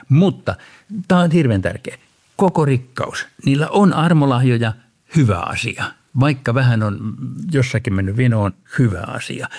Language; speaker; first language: Finnish; native; Finnish